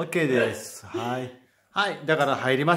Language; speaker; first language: Japanese; native; Japanese